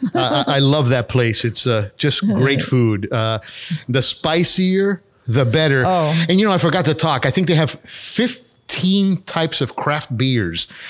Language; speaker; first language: English; native; English